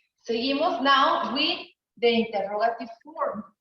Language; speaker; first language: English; non-native, learner; Spanish